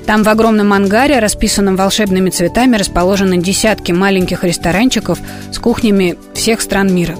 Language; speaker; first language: Russian; native; Russian